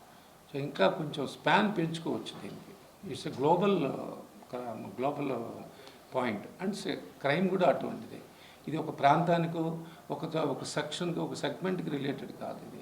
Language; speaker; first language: Telugu; native; Telugu